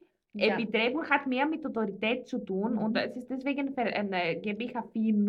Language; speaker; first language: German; non-native, fluent; Greek